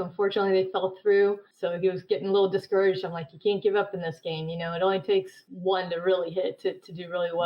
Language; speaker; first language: English; native; English